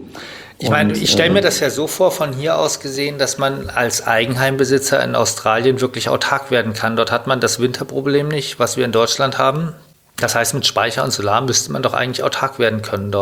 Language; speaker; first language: German; native; German